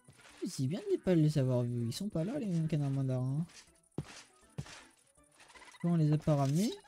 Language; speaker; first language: French; native; French